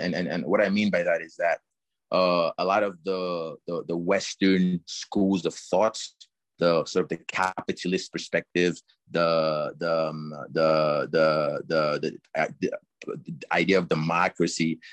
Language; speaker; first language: English; non-native, local second language; French